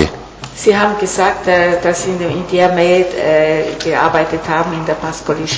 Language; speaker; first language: German; non-native, fluent; Italian